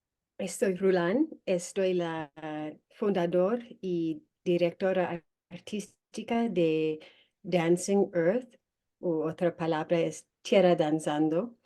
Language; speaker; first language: Spanish; non-native, learner; English